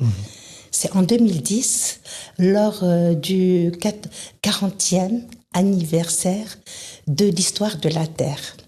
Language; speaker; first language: French; non-native, local second language; Arabic